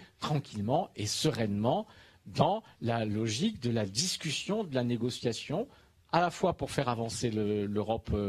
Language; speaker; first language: French; native; French